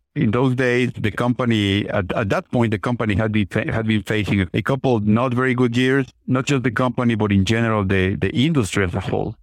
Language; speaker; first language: English; non-native, fluent; Spanish